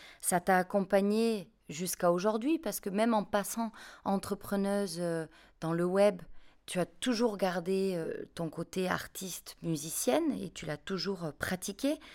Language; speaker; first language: French; native; French